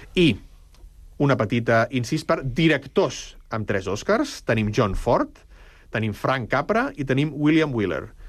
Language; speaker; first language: Catalan; native; Catalan